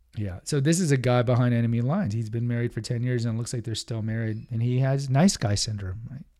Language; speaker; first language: English; early bilingual, other home language; Spanish